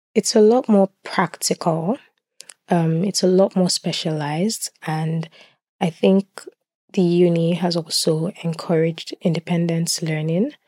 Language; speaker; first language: English; non-native, local second language; Yoruba